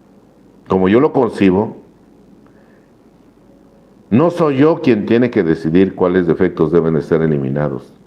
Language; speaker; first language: Spanish; native; Spanish